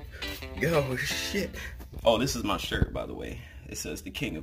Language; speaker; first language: English; native; English